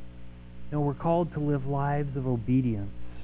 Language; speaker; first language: English; native; English